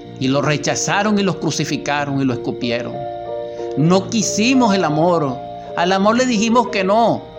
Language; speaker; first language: Spanish; native; Spanish